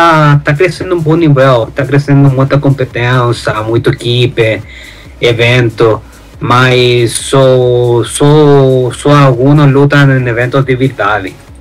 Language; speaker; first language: Portuguese; non-native, learner; Spanish